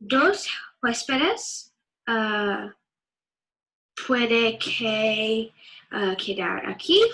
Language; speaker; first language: Spanish; non-native, learner; English